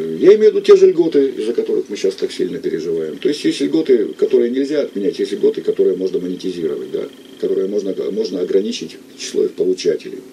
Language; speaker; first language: Russian; native; Russian